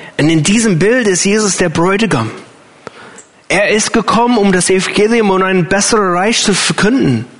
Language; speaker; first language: German; non-native, fluent; English